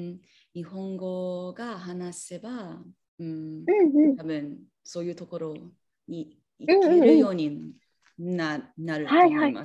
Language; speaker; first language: Japanese; non-native, learner; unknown